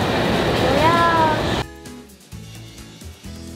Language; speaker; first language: Chinese; non-native, fluent; Japanese